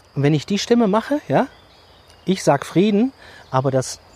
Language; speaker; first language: German; native; German